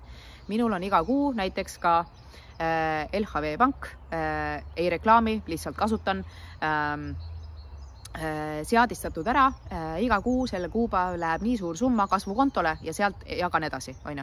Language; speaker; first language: Estonian; native; Estonian